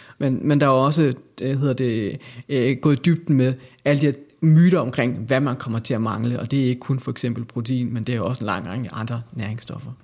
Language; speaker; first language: Danish; native; Danish